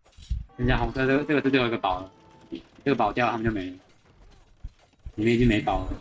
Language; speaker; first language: Chinese; native; Chinese